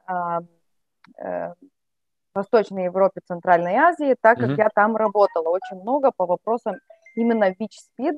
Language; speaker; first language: Russian; native; Russian